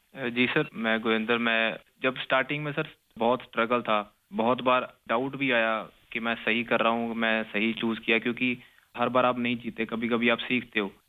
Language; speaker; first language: Hindi; non-native, local second language; Punjabi